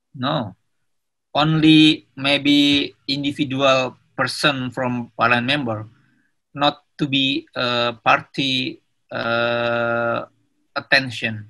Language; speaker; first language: English; non-native, learner; Indonesian